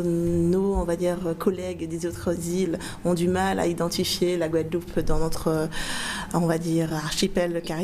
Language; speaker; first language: French; native; French